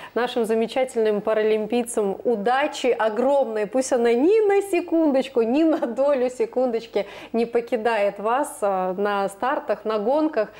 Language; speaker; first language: Russian; native; Russian